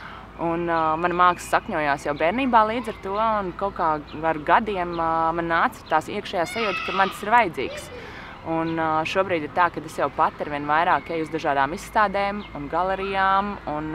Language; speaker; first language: Latvian; native; Latvian